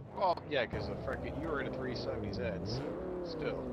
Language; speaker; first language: English; native; English